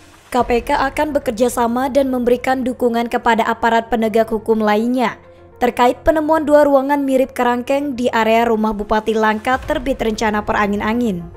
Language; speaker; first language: Indonesian; native; Indonesian